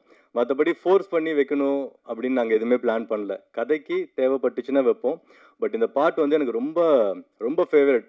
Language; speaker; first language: Tamil; native; Tamil